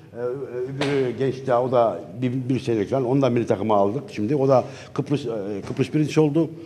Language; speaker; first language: Turkish; early bilingual, heritage; Turkish